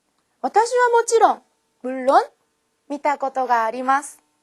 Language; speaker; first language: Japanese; non-native, fluent; Korean